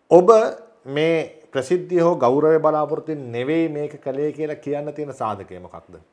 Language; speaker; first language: Sinhala; native; Sinhala